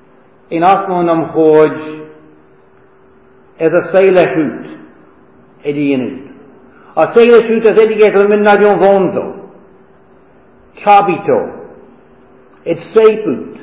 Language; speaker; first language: Hungarian; non-native, fluent; English